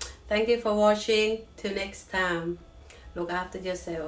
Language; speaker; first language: English; non-native, learner; Thai